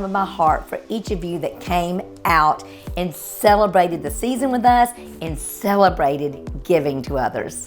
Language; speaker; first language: English; native; English